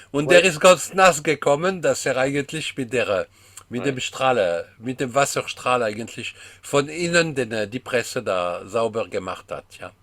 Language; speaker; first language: German; non-native, fluent; French